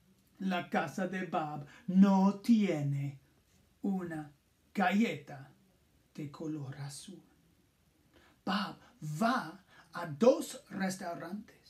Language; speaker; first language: Spanish; non-native, fluent; English